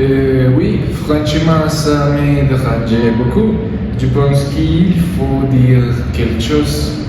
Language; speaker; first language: French; non-native, learner; Spanish